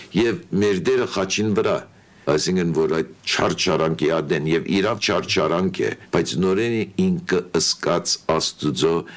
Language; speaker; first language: Armenian; early bilingual, heritage; Armenian